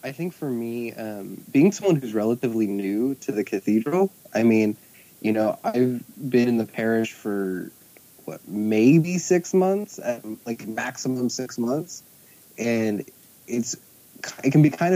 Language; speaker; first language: English; native; English